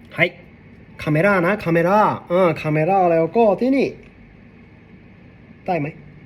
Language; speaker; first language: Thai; non-native, learner; Japanese